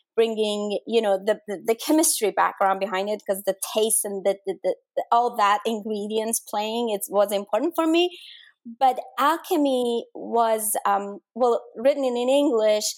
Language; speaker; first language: English; non-native, fluent; Danish